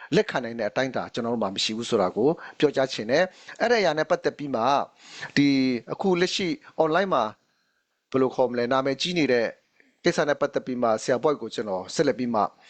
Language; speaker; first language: Burmese; non-native, local second language; Hakha Chin